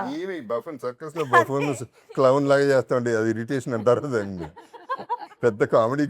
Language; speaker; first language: Telugu; native; Telugu